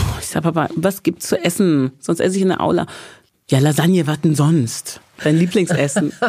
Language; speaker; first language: German; early bilingual, other home language; English